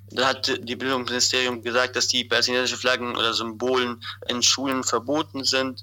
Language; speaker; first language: German; non-native, fluent; Arabic